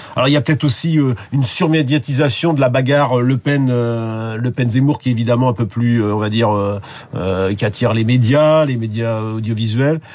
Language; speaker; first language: French; native; French